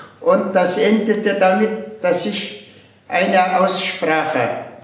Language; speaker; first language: German; non-native, fluent; Mongolian